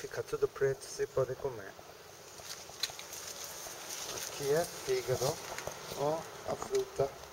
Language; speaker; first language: Portuguese; non-native, learner; English